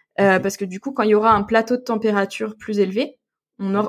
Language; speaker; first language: French; native; French